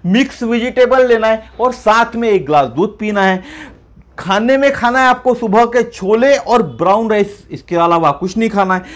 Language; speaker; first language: Hindi; non-native, local second language; Marathi